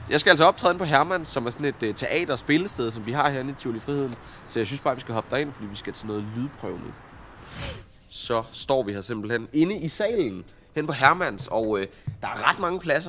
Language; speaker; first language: Danish; native; Danish